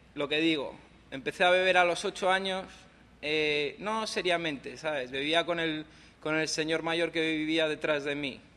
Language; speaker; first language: Spanish; non-native, local second language; English